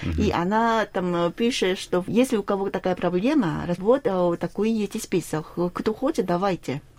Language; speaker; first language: Russian; non-native, fluent; Korean